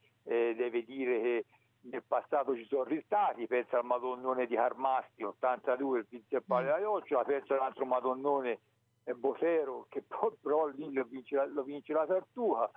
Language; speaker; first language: Italian; native; Italian